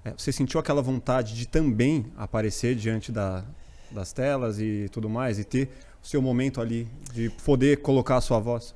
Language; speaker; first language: Portuguese; native; Portuguese